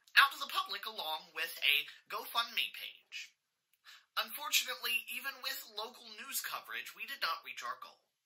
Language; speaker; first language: English; native; English